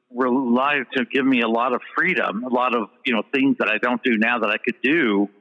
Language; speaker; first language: English; native; English